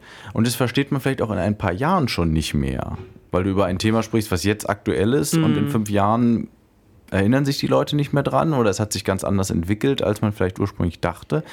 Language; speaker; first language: German; native; German